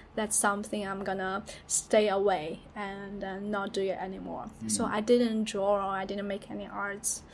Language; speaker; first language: English; non-native, fluent; Chinese